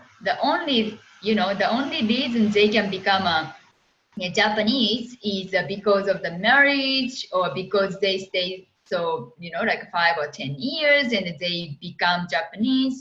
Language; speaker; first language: English; non-native, fluent; Japanese